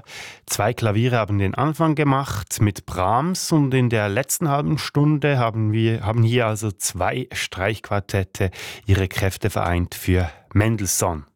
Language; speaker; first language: German; native; German